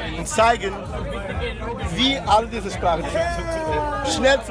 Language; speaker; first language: German; non-native, fluent; Portuguese